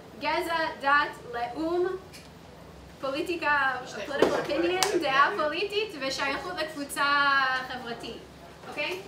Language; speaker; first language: Hebrew; non-native, fluent; English